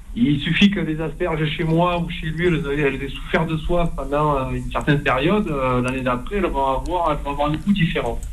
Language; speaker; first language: French; native; French